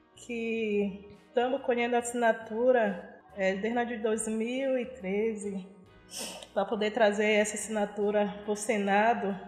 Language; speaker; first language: Portuguese; native; Portuguese